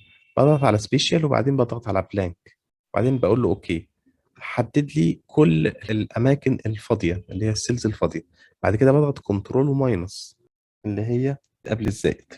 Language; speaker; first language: Arabic; native; Arabic